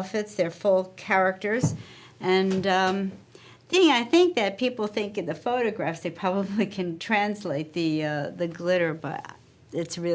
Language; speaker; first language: English; native; English